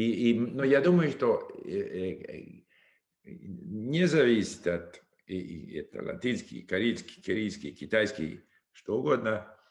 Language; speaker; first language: Russian; non-native, learner; English